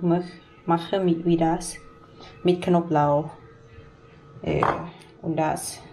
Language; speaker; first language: German; non-native, learner; Thai